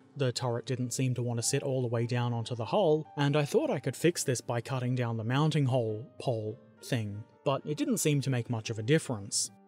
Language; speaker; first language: English; native; English